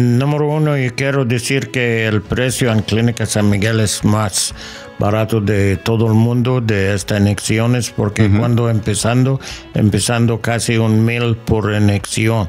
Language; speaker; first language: Spanish; non-native, fluent; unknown